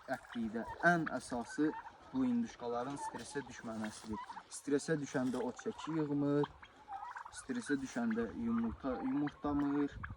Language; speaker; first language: Azerbaijani; non-native, local second language; Lezghian